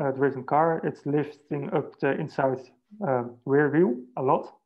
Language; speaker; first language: English; non-native, fluent; Dutch